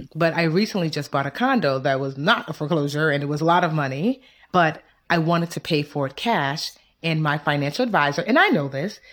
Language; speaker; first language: English; early bilingual, other home language; Yoruba